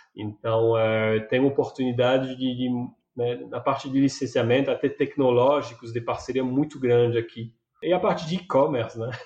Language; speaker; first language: Portuguese; non-native, fluent; French